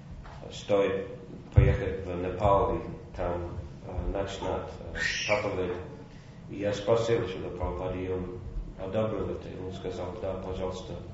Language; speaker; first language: Russian; non-native, fluent; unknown